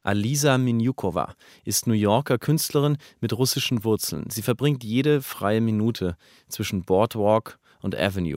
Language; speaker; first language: German; native; German